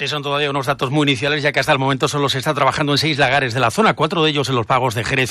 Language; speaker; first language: Spanish; native; Spanish